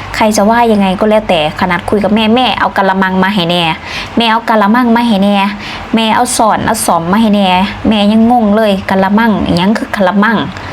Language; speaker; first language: Thai; native; Thai